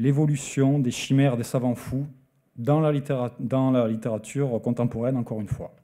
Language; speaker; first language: French; native; French